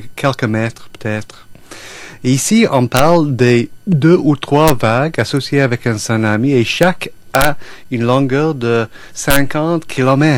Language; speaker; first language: French; non-native, fluent; English